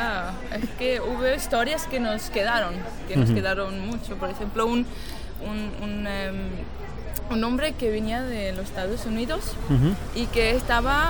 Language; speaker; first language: Spanish; non-native, fluent; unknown